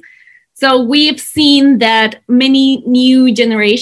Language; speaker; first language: English; non-native, fluent; Spanish